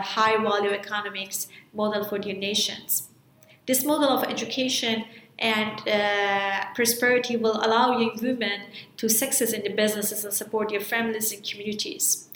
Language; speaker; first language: English; non-native, fluent; Persian